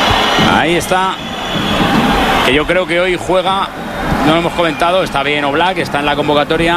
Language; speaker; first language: Spanish; native; Spanish